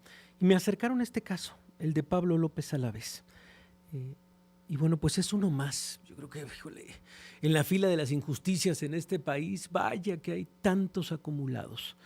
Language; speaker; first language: Spanish; native; Spanish